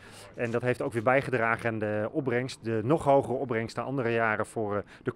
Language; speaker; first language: Dutch; native; Dutch